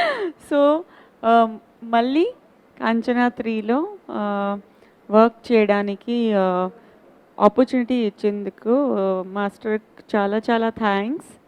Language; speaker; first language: Telugu; non-native, learner; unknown